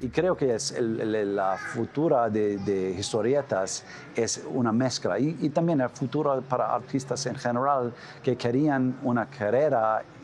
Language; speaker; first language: Spanish; non-native, fluent; English